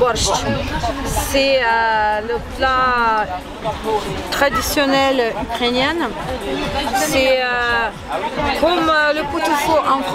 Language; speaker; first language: French; non-native, learner; Ukrainian